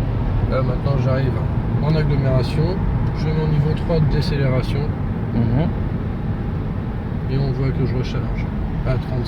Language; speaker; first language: French; native; French